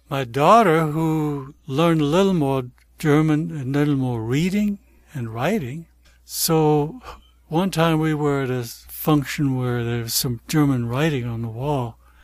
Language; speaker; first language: English; early bilingual, other home language; German